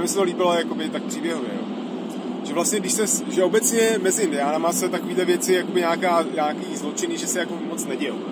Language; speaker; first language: Czech; native; Czech